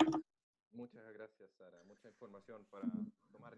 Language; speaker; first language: Spanish; native; Spanish